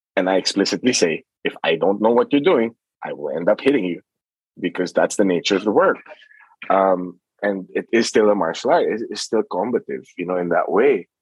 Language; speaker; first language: English; non-native, local second language; Filipino